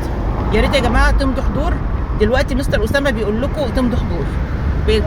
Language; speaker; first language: Arabic; native; Arabic